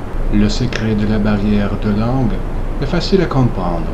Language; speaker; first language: French; non-native, fluent; Russian